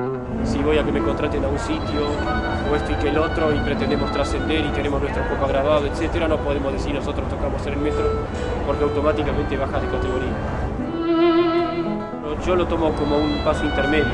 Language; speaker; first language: Spanish; native; Spanish